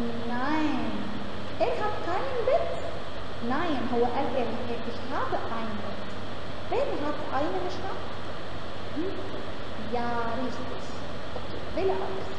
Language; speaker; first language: German; non-native, fluent; Arabic